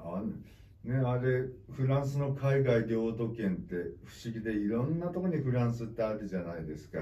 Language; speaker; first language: Japanese; native; Japanese